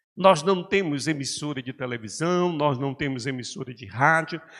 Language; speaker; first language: Portuguese; native; Portuguese